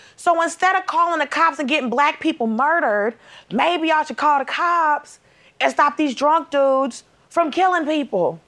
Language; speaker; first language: English; native; English